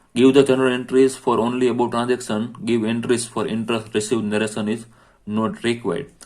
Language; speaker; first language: English; non-native, local second language; Gujarati